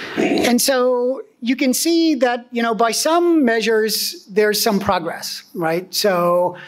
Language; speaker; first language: English; native; English